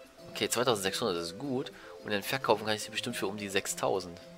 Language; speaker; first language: German; native; German